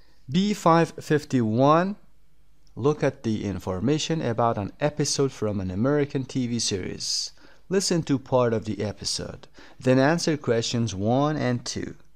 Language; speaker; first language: English; non-native, fluent; Persian